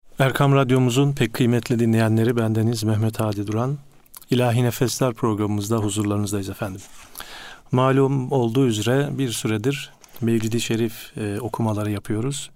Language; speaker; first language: Turkish; native; Turkish